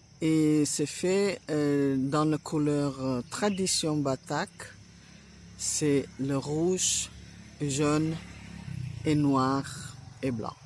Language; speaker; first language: French; non-native, fluent; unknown